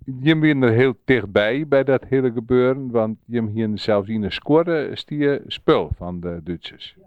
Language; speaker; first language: Dutch; non-native, local second language; Western Frisian